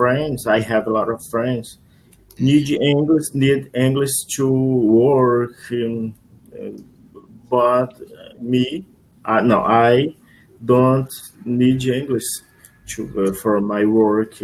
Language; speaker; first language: English; non-native, learner; Portuguese